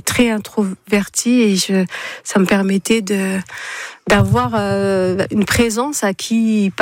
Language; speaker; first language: French; non-native, local second language; Arabic